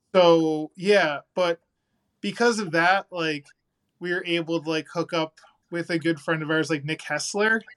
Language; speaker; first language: English; native; English